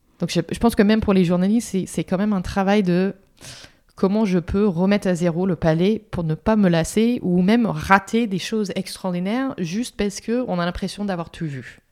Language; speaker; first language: French; non-native, fluent; English